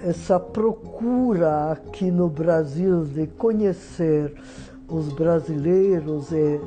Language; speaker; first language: Portuguese; non-native, fluent; Hungarian